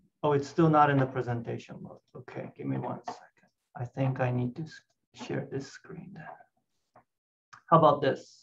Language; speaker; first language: English; non-native, fluent; Japanese